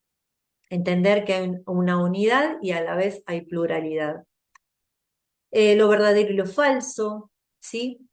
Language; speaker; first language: Spanish; native; Spanish